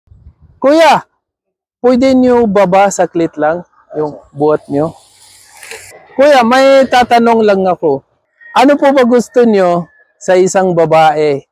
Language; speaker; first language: Filipino; non-native, learner; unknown